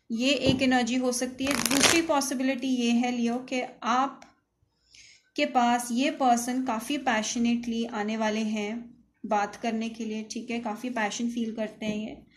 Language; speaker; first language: Hindi; native; Hindi